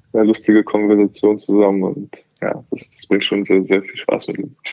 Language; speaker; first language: German; native; German